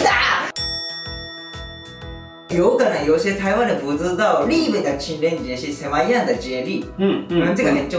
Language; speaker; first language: Chinese; non-native, learner; Japanese